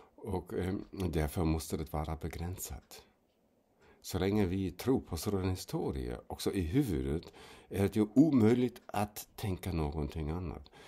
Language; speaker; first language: Swedish; non-native, fluent; German